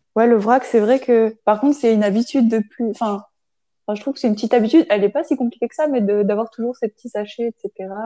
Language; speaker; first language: French; native; French